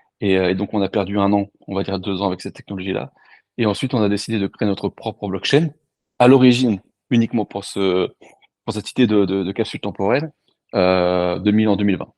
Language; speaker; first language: French; native; French